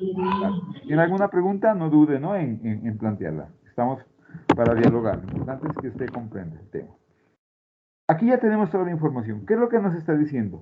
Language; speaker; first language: Spanish; native; Spanish